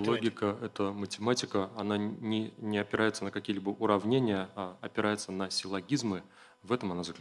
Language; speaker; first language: Russian; native; Russian